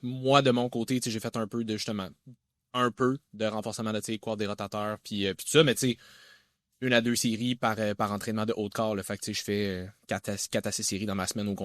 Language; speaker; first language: French; native; French